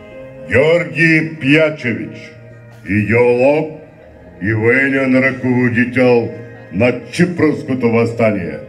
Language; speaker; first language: Bulgarian; native; Bulgarian